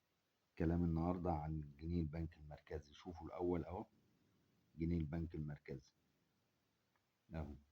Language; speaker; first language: Arabic; native; Arabic